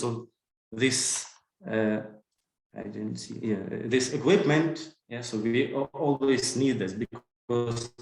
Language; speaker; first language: English; non-native, learner; Ukrainian